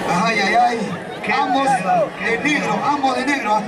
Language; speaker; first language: Spanish; native; Spanish